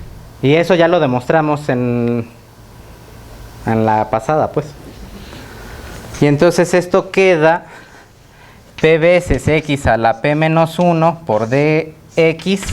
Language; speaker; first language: Spanish; native; Spanish